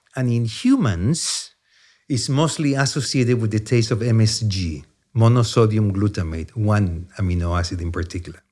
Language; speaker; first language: English; non-native, fluent; Spanish